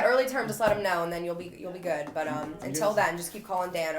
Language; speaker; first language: English; native; English